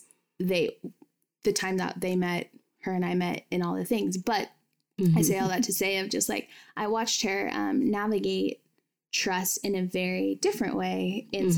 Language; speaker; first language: English; native; English